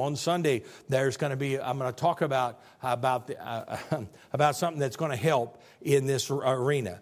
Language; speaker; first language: English; native; English